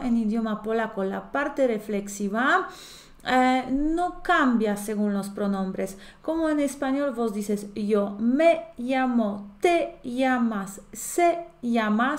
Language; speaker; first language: Spanish; non-native, fluent; Polish